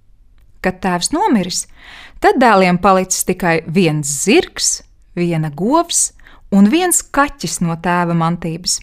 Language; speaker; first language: Latvian; native; Latvian